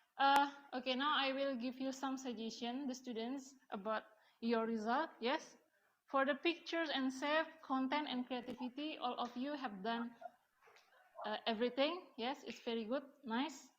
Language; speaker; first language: English; non-native, learner; Indonesian